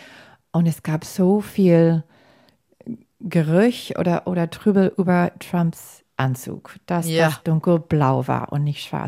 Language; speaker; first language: German; non-native, fluent; English